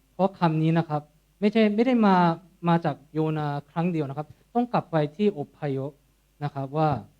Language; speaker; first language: Thai; non-native, fluent; Korean